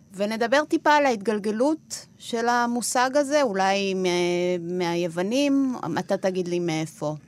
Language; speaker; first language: Hebrew; non-native, fluent; Spanish